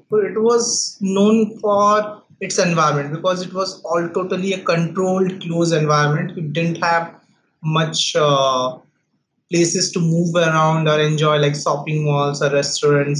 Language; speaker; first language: English; non-native, local second language; Odia